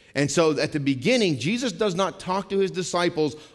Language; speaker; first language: English; native; English